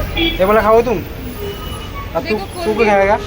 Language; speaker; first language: Hindi; non-native, local second language; Bangla